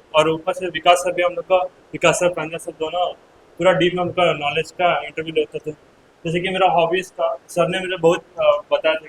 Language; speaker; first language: Hindi; non-native, local second language; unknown